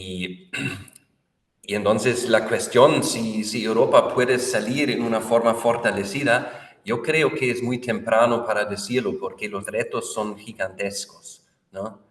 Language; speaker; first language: Spanish; non-native, fluent; German